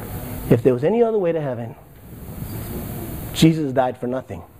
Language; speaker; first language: English; native; English